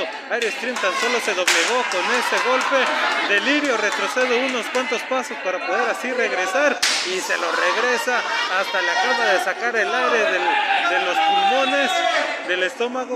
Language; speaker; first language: Spanish; native; Spanish